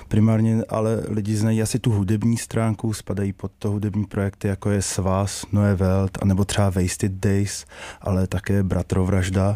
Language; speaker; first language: Czech; native; Czech